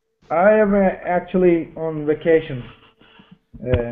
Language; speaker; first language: English; non-native, learner; Turkish